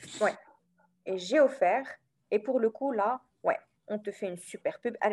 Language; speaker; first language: French; non-native, local second language; Arabic